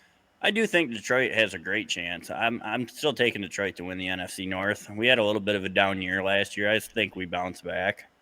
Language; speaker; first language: English; native; English